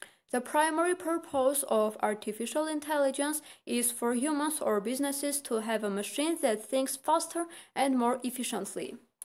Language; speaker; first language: English; non-native, fluent; Armenian